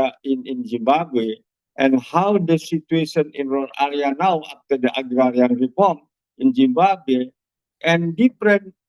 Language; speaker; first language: English; non-native, learner; Indonesian